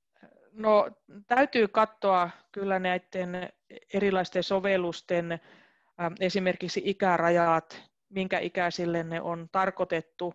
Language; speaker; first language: Finnish; native; Finnish